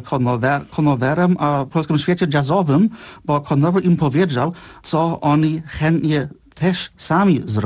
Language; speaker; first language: Polish; non-native, fluent; German